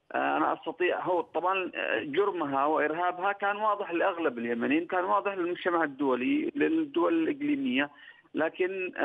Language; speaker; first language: Arabic; native; Arabic